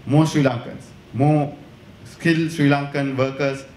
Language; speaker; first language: English; non-native, local second language; Sinhala